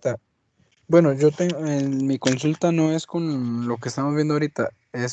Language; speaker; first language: Spanish; native; Spanish